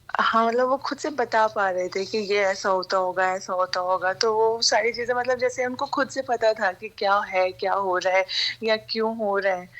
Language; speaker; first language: Hindi; native; Hindi